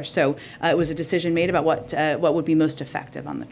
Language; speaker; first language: English; native; English